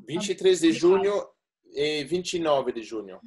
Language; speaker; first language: Portuguese; non-native, fluent; English